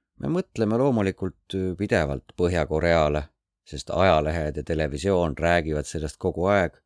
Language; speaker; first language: Estonian; non-native, fluent; Korean